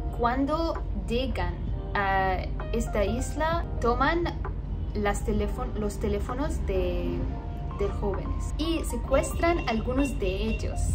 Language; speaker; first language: Spanish; non-native, learner; Arabic